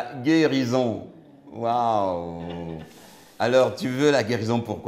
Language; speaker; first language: French; native; French